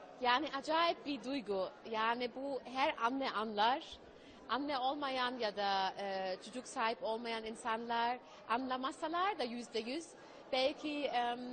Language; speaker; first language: Turkish; early bilingual, heritage; German